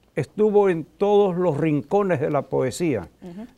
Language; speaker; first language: Spanish; native; Spanish